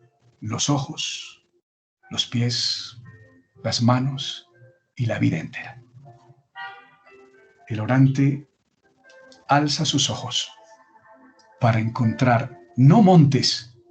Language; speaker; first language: Spanish; native; Spanish